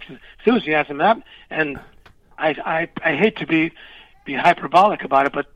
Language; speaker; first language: English; early bilingual, other home language; Spanish